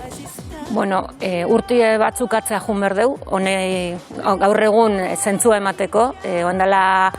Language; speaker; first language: Basque; native; Basque